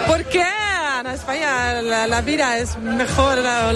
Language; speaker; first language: Spanish; non-native, learner; Dutch